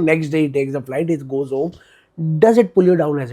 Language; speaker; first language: English; non-native, local second language; Hindi